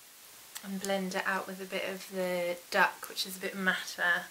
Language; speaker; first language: English; native; English